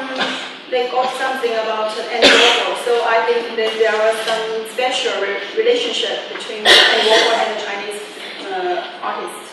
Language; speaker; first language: English; non-native, learner; Chinese